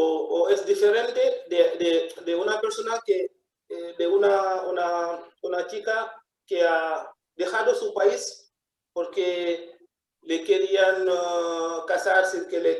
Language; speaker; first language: Spanish; non-native, fluent; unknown